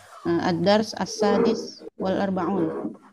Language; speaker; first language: Arabic; non-native, learner; Indonesian